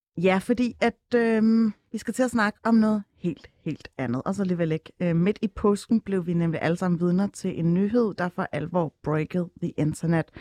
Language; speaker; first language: Danish; early bilingual, other home language; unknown